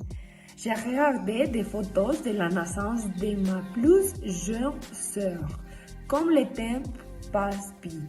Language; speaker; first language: French; non-native, learner; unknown